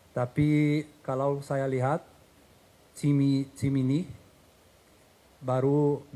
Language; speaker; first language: Indonesian; non-native, fluent; Portuguese